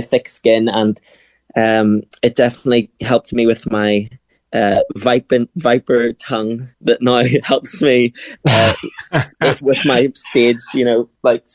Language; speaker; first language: English; native; English